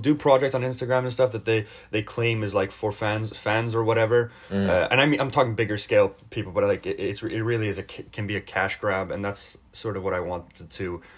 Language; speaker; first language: English; early bilingual, other home language; Swedish